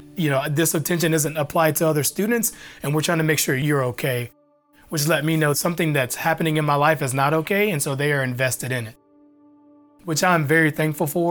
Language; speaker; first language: English; native; English